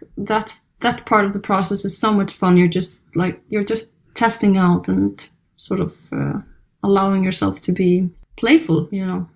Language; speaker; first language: English; non-native, fluent; Icelandic